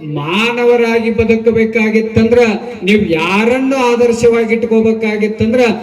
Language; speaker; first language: Kannada; native; Kannada